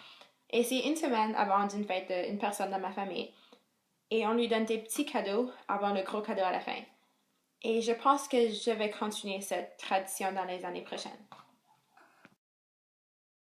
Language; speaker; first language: French; non-native, local second language; English